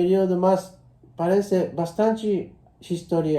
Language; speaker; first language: Portuguese; non-native, learner; Japanese